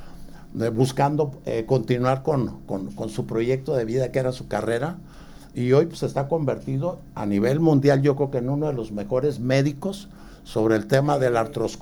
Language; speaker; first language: Spanish; native; Spanish